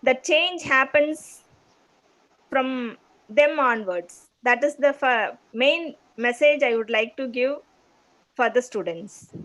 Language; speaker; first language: English; non-native, local second language; Tamil